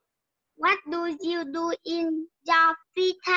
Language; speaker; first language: English; non-native, learner; Vietnamese